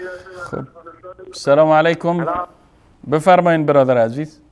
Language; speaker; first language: Persian; native; Persian